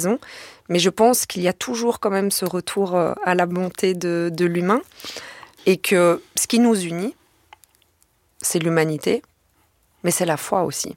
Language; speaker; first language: French; native; French